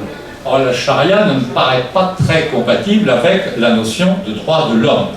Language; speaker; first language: French; native; French